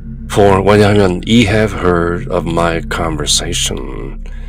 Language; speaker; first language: English; non-native, fluent; Korean